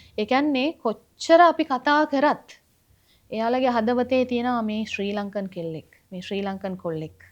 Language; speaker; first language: Sinhala; non-native, local second language; Tamil